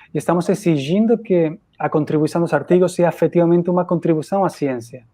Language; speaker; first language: Portuguese; non-native, fluent; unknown